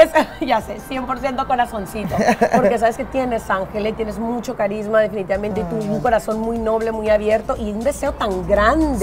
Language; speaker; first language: Spanish; native; Spanish